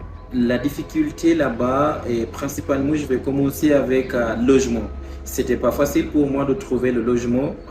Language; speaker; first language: French; non-native, fluent; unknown